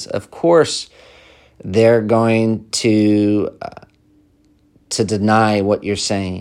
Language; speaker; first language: English; native; English